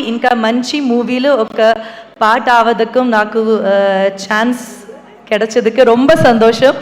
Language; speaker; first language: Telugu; non-native, learner; Malayalam